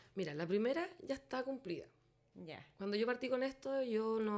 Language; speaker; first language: Spanish; native; Spanish